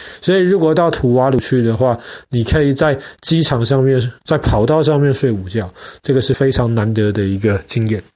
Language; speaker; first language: Chinese; native; Chinese